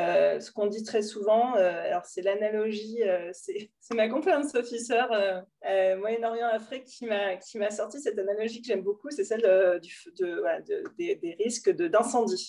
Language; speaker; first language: French; native; French